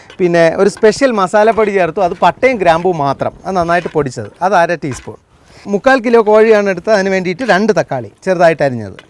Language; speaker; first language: Malayalam; native; Malayalam